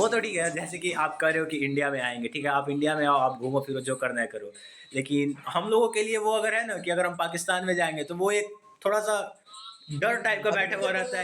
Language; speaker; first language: Hindi; native; Hindi